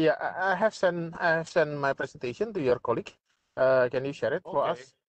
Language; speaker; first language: English; non-native, fluent; Indonesian